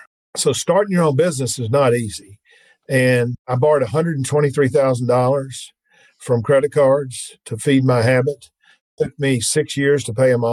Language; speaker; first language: English; native; English